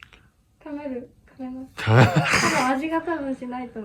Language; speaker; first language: Japanese; non-native, fluent; Korean